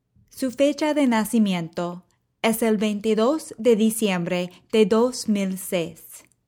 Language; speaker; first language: Spanish; non-native, fluent; English